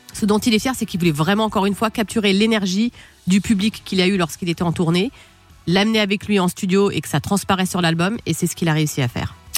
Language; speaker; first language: French; native; French